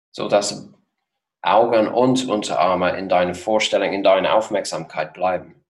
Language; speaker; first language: German; non-native, fluent; English